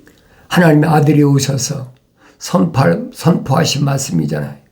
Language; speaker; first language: Korean; native; Korean